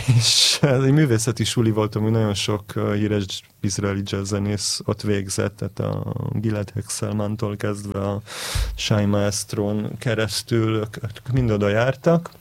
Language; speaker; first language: Hungarian; early bilingual, heritage; Hebrew